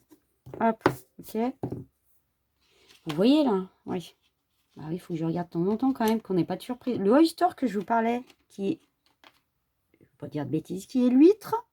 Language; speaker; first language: French; native; French